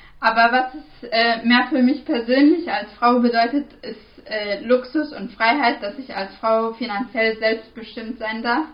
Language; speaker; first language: German; non-native, fluent; Arabic